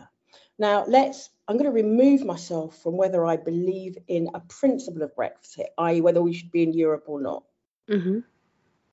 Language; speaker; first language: English; native; English